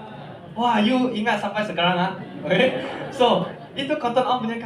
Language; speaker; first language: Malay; non-native, local second language; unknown